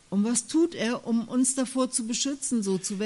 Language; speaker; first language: German; native; German